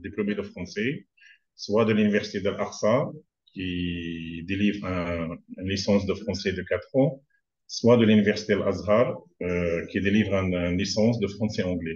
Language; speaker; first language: French; non-native, fluent; Arabic